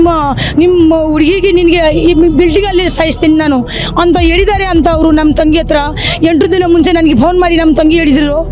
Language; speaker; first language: Kannada; non-native, fluent; Nepali